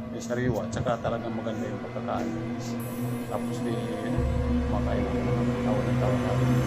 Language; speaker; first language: Filipino; non-native, local second language; Cebuano